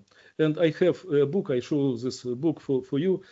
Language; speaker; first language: English; non-native, learner; Ukrainian